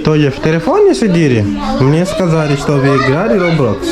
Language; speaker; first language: Russian; non-native, learner; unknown